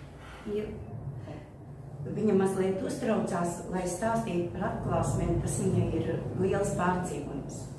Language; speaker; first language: Latvian; non-native, local second language; Russian